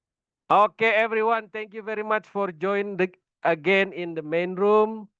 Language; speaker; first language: English; non-native, fluent; Indonesian